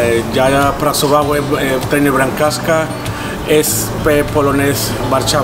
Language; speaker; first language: Polish; non-native, learner; Spanish